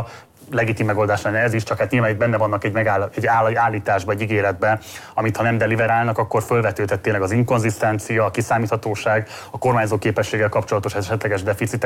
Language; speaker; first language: Hungarian; native; Hungarian